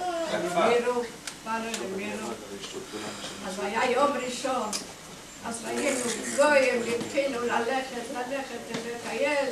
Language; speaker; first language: Hebrew; non-native, fluent; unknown